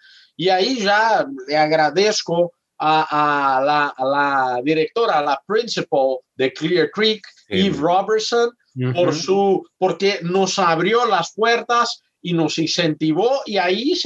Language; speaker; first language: Spanish; non-native, fluent; Portuguese